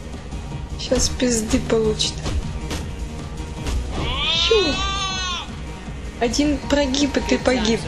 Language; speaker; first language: Russian; native; Russian